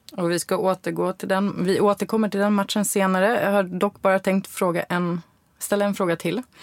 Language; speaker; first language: Swedish; native; Swedish